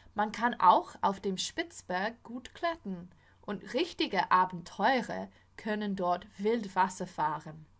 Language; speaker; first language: German; non-native, fluent; English